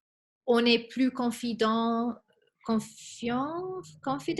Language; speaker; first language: French; non-native, fluent; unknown